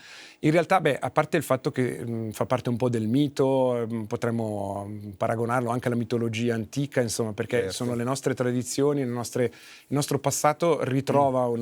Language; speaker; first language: Italian; native; Italian